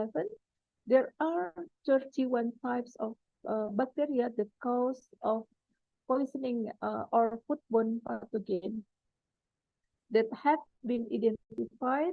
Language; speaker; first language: English; non-native, fluent; Indonesian